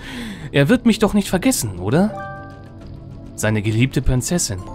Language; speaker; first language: German; native; German